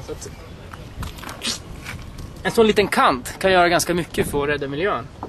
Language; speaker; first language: Swedish; native; Swedish